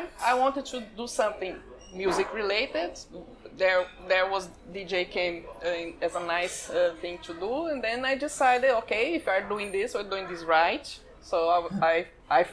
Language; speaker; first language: English; non-native, fluent; Portuguese